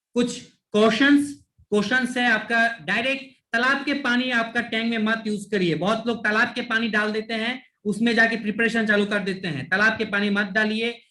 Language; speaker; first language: Hindi; non-native, local second language; Bangla